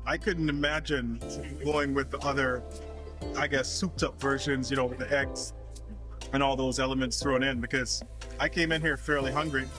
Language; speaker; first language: English; native; English